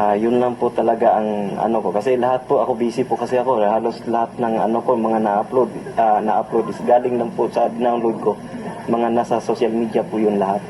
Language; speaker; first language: Filipino; non-native, local second language; Cebuano